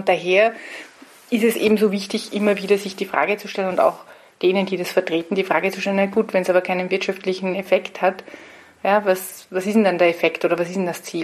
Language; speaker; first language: German; native; German